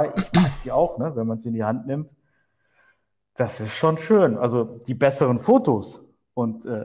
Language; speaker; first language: German; early bilingual, other home language; Turkish